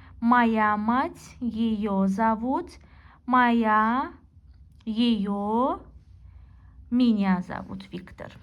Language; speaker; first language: Russian; non-native, local second language; Azerbaijani